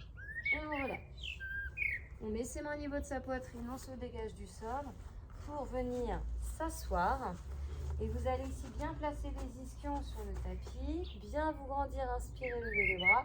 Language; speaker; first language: French; native; French